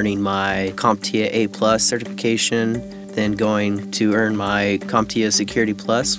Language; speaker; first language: English; native; English